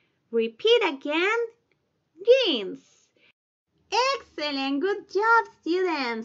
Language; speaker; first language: English; non-native, fluent; Spanish